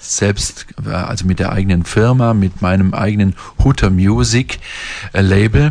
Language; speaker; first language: German; native; German